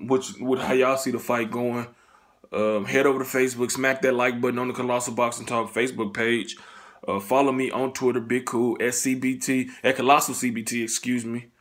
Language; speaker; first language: English; native; English